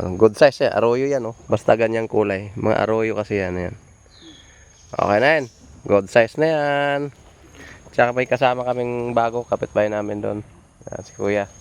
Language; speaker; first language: Filipino; non-native, local second language; Cebuano